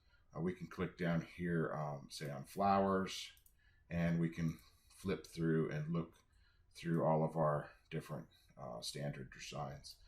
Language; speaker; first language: English; native; English